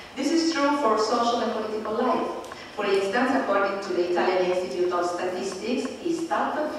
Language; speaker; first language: English; non-native, fluent; Italian